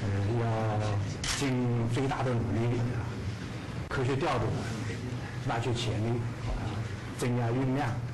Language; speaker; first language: Chinese; native; Chinese